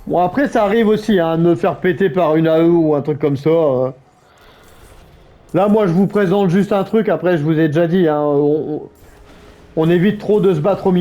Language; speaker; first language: French; native; French